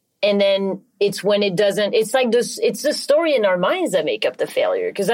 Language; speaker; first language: English; non-native, fluent; French